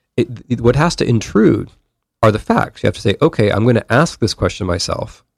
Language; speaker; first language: English; native; English